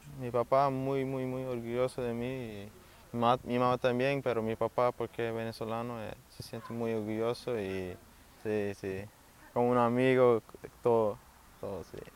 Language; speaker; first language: Spanish; early bilingual, heritage; Spanish